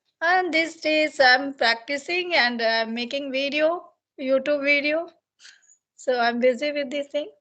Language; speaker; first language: English; non-native, learner; Hindi